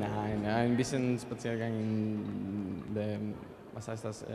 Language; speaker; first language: German; non-native, learner; Swedish